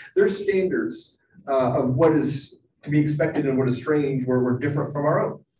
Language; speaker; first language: English; native; English